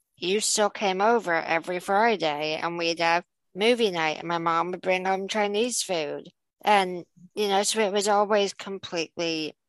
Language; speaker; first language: English; native; English